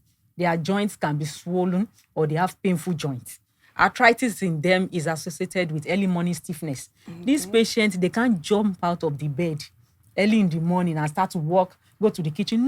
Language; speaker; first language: English; non-native, local second language; Yoruba